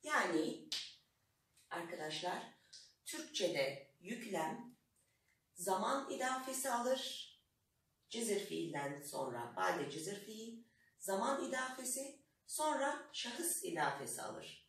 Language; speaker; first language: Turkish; non-native, fluent; Arabic